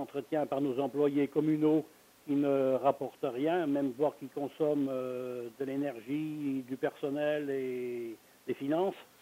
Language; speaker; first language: French; native; French